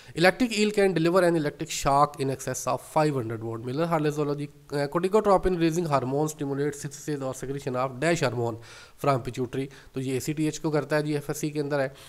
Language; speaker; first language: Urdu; non-native, local second language; Punjabi